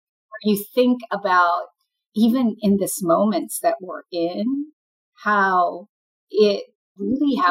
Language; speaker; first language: English; non-native, local second language; Filipino